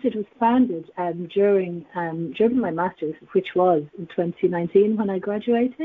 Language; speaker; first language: English; native; English